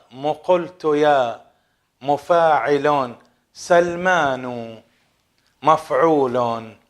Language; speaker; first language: Arabic; native; Arabic